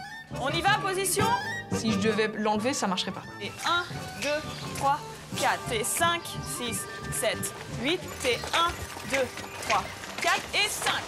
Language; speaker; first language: French; native; French